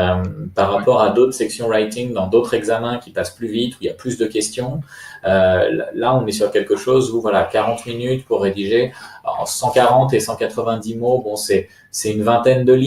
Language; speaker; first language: French; native; French